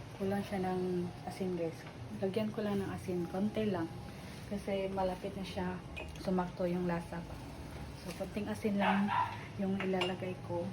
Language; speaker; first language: Filipino; non-native, local second language; Cebuano